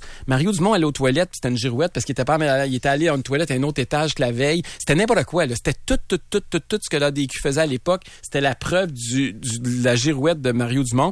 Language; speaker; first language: French; native; French